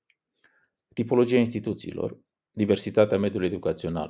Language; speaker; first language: Romanian; native; Romanian